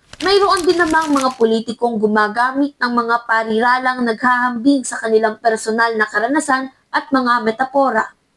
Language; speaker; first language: Filipino; native; Filipino